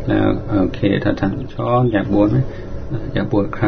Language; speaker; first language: Thai; non-native, fluent; English